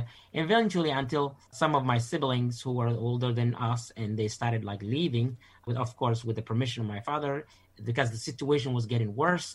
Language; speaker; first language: English; non-native, fluent; Somali